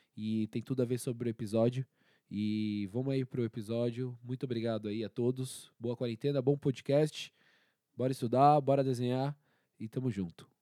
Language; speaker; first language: Portuguese; native; Portuguese